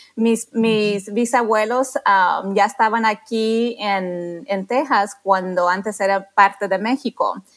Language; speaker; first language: Spanish; non-native, fluent; English